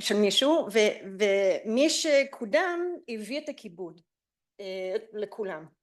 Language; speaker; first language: Hebrew; non-native, fluent; English